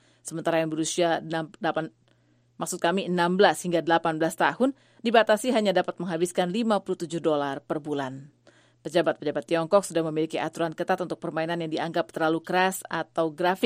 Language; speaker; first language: Indonesian; native; Indonesian